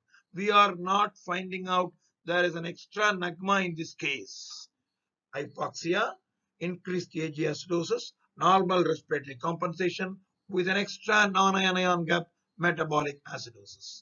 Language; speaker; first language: English; non-native, local second language; Tamil